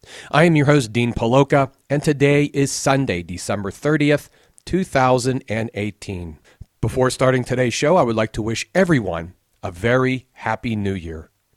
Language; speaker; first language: English; native; English